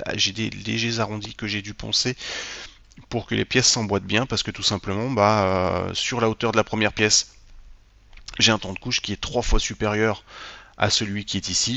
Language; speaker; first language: French; native; French